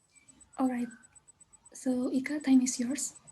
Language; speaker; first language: English; non-native, learner; Indonesian